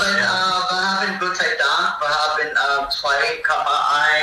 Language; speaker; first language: German; non-native, learner; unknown